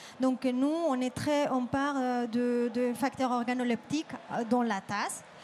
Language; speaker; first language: French; non-native, fluent; Spanish